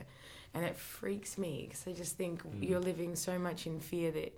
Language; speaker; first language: English; native; English